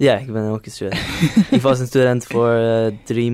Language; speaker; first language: Dutch; non-native, learner; English